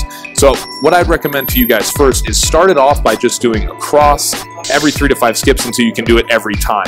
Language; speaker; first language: English; native; English